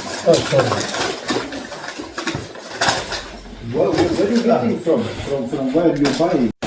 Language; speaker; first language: English; non-native, learner; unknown